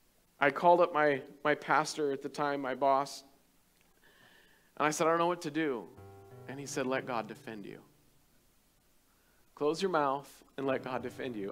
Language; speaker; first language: English; native; English